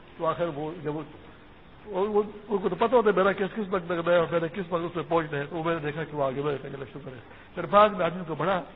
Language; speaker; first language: Urdu; non-native, local second language; Pashto